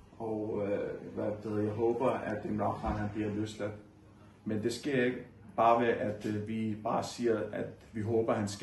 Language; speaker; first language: Danish; early bilingual, other home language; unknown